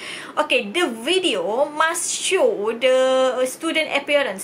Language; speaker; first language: English; non-native, local second language; Malay